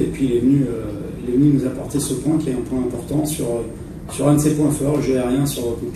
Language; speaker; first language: French; native; French